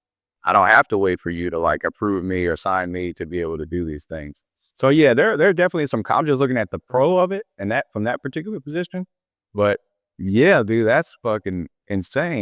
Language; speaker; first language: English; native; English